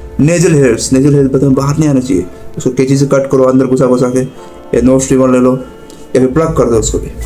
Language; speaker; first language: Hindi; non-native, local second language; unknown